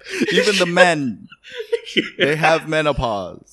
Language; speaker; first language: English; non-native, local second language; Malay